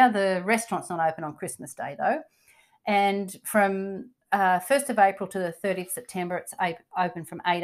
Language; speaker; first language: English; native; English